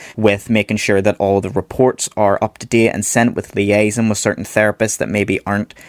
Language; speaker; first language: English; native; English